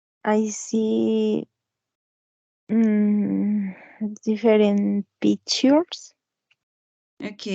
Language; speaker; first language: English; non-native, learner; Spanish